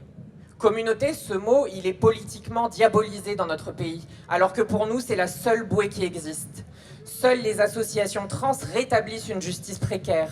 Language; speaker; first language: French; native; French